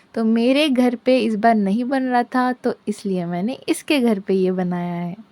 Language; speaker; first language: Hindi; non-native, local second language; Bangla